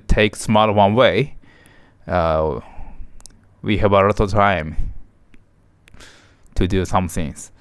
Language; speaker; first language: English; non-native, learner; Japanese